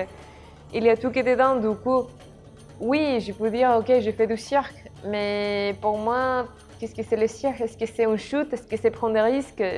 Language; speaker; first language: French; non-native, fluent; Spanish